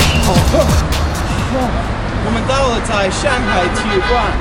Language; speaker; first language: Chinese; non-native, learner; English